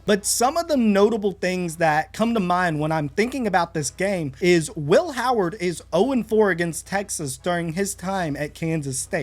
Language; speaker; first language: English; native; English